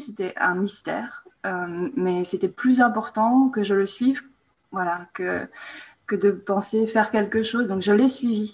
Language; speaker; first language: French; native; French